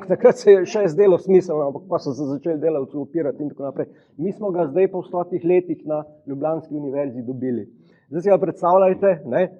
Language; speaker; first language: Slovenian; native; Slovenian